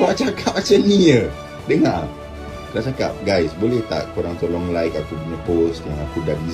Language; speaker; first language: Malay; native; Malay